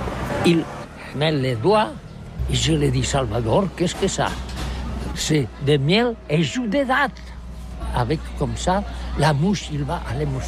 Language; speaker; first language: French; non-native, learner; Catalan